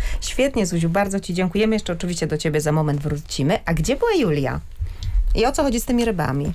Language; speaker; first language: Polish; native; Polish